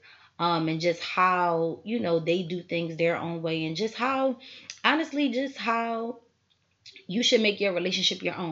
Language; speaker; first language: English; native; English